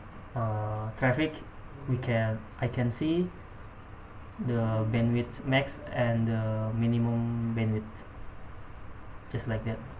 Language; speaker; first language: English; non-native, learner; Indonesian